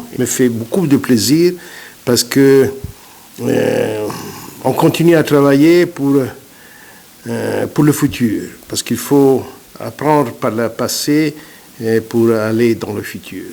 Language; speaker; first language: French; non-native, fluent; Italian